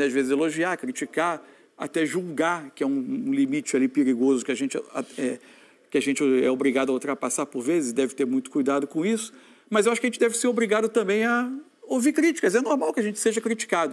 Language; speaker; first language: Portuguese; native; Portuguese